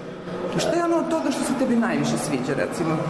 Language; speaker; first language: Serbian; native; Serbian